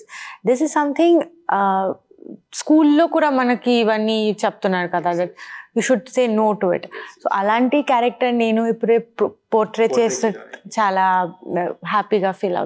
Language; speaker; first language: Telugu; non-native, learner; Bangla